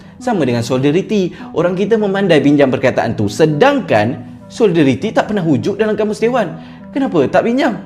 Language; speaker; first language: Malay; native; Malay